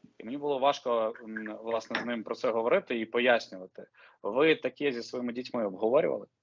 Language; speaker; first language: Ukrainian; native; Ukrainian